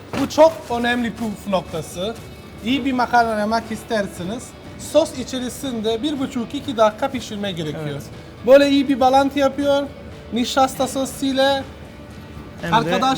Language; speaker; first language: Turkish; non-native, learner; Italian